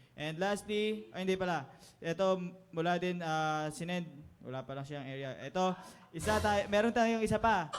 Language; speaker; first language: Filipino; native; Filipino